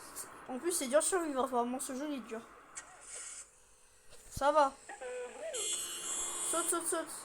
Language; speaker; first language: French; native; French